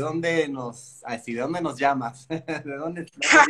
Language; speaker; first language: Spanish; native; Spanish